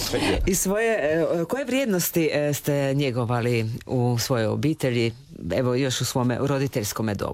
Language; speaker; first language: Serbian; native; Serbian